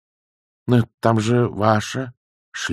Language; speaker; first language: Russian; native; Russian